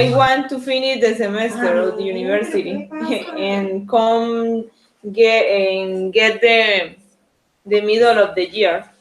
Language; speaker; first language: English; non-native, learner; Spanish